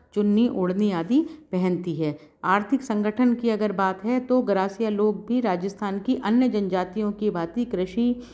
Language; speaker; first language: Hindi; native; Hindi